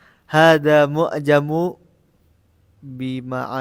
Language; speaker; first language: Arabic; non-native, learner; Indonesian